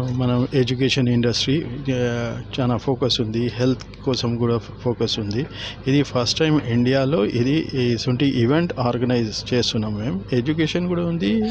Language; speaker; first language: Telugu; non-native, local second language; Urdu